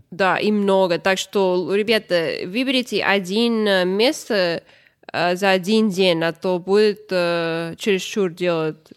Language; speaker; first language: Russian; early bilingual, heritage; Russian